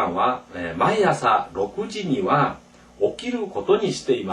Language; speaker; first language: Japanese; non-native, fluent; Korean